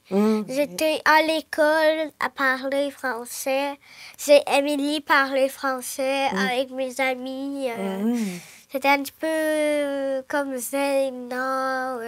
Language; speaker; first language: French; early bilingual, other home language; Ukrainian